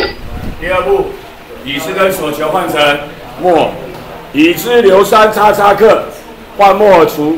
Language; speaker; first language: Chinese; native; Chinese